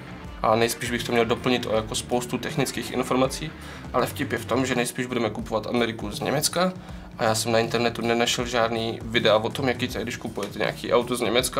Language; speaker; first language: Czech; native; Czech